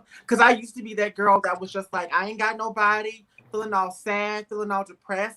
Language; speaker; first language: English; native; English